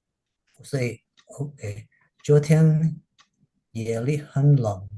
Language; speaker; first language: Chinese; non-native, learner; Indonesian